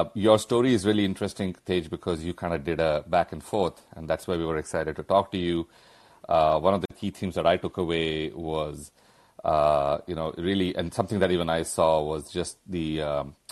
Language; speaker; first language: English; non-native, local second language; Hindi